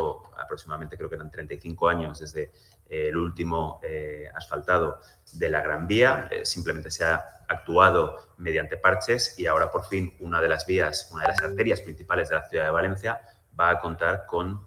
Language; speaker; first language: Spanish; native; Spanish